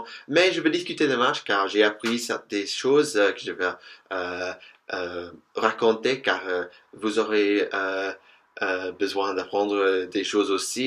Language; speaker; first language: French; non-native, fluent; English